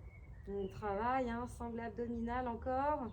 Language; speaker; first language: French; native; French